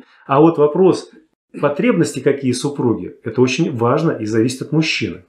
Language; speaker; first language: Russian; native; Russian